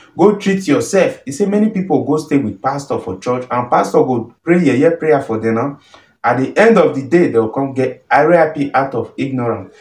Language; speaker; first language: Nigerian Pidgin; native; Nigerian Pidgin